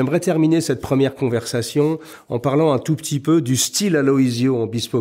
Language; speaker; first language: French; native; French